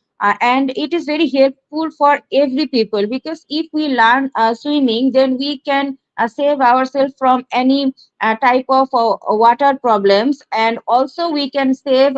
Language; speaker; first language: English; non-native, learner; Bangla